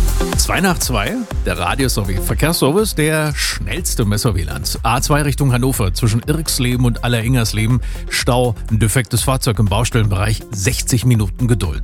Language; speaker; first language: German; native; German